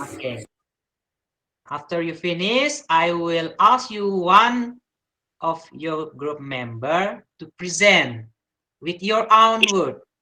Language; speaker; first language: English; non-native, learner; Indonesian